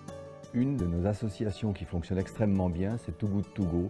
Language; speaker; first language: French; native; French